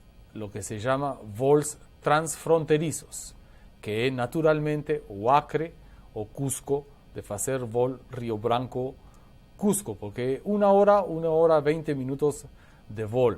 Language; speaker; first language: Portuguese; non-native, learner; Spanish